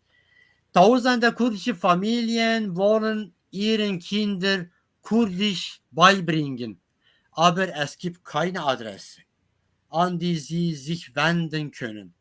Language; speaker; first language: German; non-native, learner; Kurdish